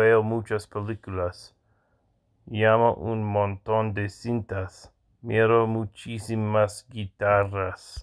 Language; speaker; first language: Spanish; non-native, learner; English